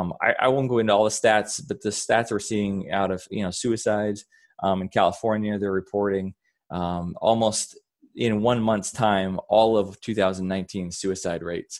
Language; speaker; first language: English; native; English